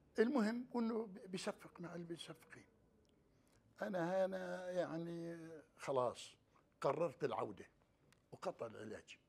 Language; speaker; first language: Arabic; native; Arabic